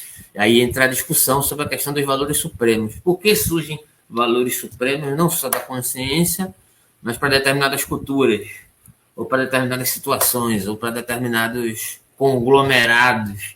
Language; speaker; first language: Portuguese; native; Portuguese